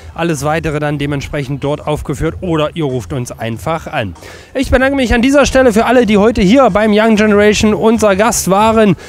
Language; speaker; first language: German; native; German